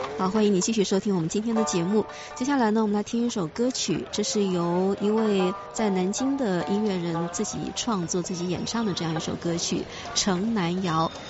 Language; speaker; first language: Chinese; native; Chinese